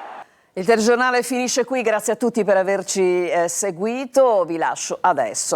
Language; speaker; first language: Italian; native; Italian